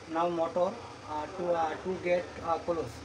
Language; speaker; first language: English; non-native, learner; Bangla